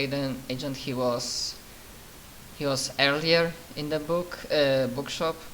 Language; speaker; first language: English; non-native, fluent; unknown